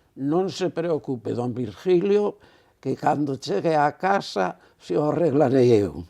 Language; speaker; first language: Galician; non-native, local second language; Spanish